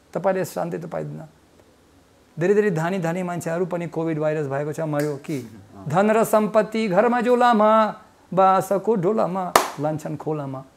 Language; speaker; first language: Nepali; non-native, fluent; Russian